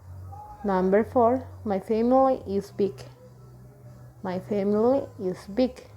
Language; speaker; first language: English; non-native, fluent; Spanish